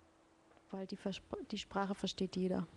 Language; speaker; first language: German; native; German